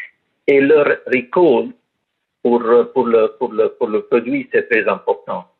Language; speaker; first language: French; non-native, learner; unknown